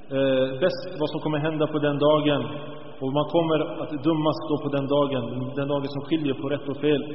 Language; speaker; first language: Swedish; early bilingual, other home language; Arabic